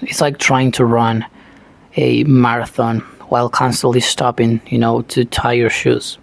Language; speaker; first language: English; non-native, fluent; Spanish